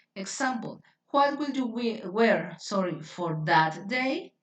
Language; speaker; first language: English; non-native, fluent; Spanish